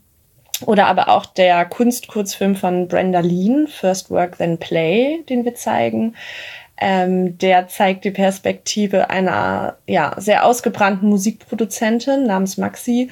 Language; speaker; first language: German; native; German